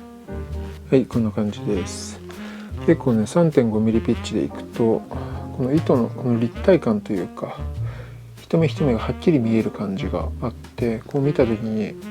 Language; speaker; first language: Japanese; native; Japanese